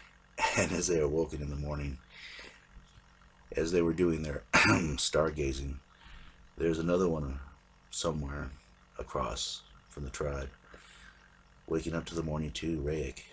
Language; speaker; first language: English; native; English